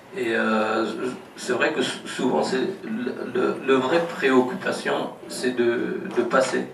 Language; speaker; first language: French; non-native, fluent; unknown